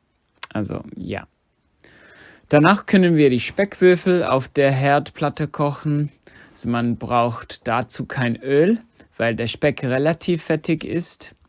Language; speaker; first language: German; non-native, fluent; English